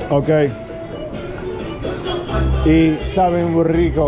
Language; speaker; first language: Spanish; non-native, learner; English